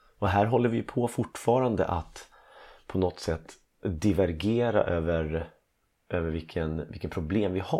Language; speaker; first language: Swedish; native; Swedish